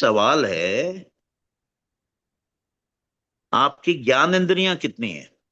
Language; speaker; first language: Hindi; native; Hindi